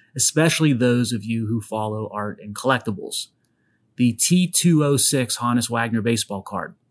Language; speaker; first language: English; native; English